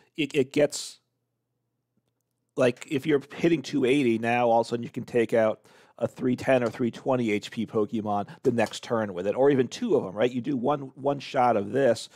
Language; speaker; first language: English; native; English